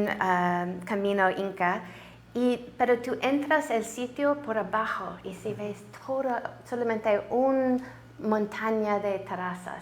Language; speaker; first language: Spanish; non-native, learner; English